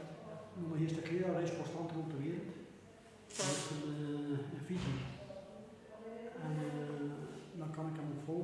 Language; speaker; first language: Dutch; native; Dutch